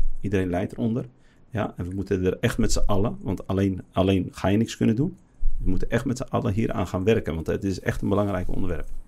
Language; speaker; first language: Dutch; early bilingual, other home language; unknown